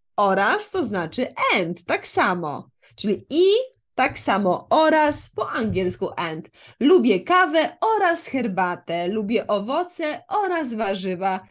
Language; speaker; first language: Polish; native; Polish